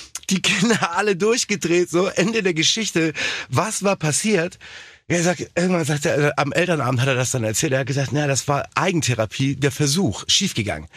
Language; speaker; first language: German; native; German